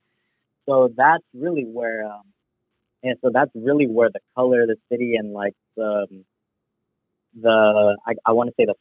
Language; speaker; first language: English; native; English